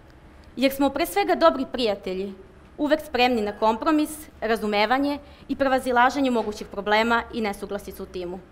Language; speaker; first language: Serbian; native; Serbian